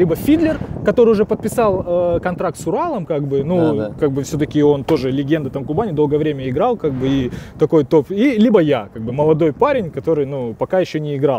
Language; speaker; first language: Russian; native; Russian